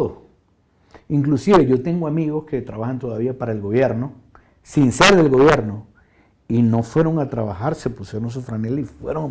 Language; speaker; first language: Spanish; native; Spanish